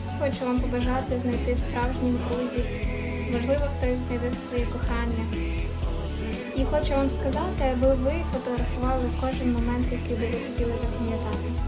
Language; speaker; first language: Ukrainian; native; Ukrainian